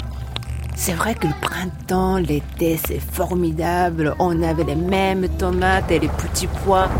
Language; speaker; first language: French; non-native, fluent; Turkish